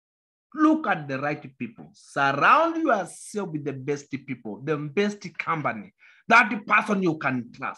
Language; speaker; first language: English; non-native, local second language; Kamba